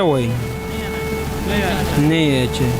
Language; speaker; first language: Hindi; non-native, local second language; Pashto